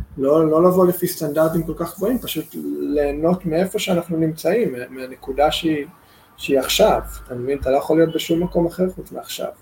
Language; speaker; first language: Hebrew; non-native, fluent; English